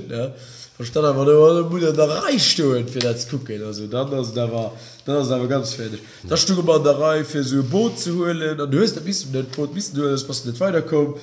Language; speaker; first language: German; native; German